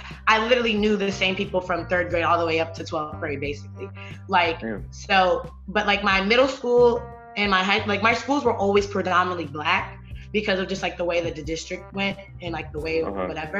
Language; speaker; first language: English; native; English